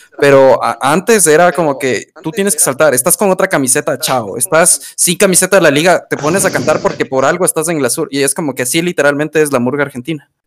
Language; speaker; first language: Spanish; native; Spanish